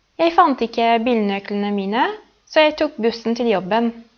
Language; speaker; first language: Norwegian; non-native, fluent; Polish